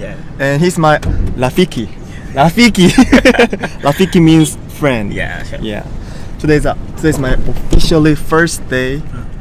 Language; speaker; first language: English; non-native, learner; Korean